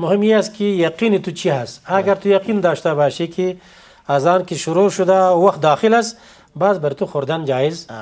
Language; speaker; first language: Persian; native; Persian